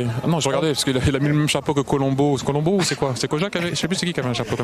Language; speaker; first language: French; native; French